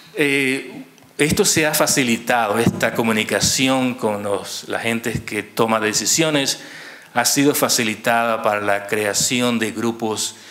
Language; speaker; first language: Spanish; native; Spanish